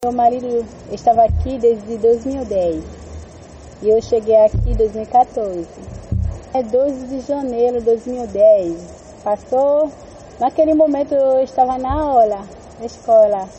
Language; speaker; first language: Portuguese; non-native, learner; Haitian Creole